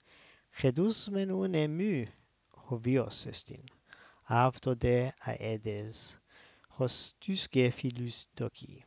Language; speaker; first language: Greek; non-native, learner; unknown